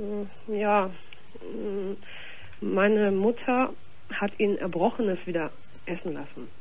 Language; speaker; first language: German; native; German